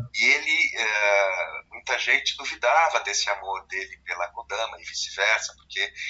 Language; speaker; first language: Portuguese; native; Portuguese